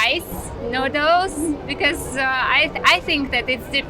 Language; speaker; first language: English; non-native, fluent; Russian